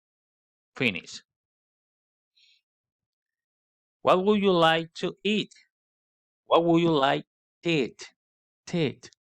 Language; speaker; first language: English; non-native, learner; Spanish